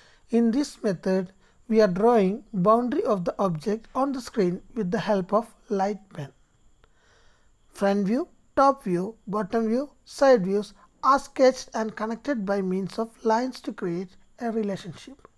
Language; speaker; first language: English; non-native, local second language; Malayalam